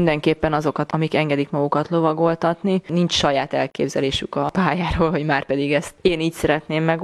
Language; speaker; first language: Hungarian; native; Hungarian